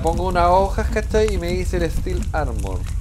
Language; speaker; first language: Spanish; native; Spanish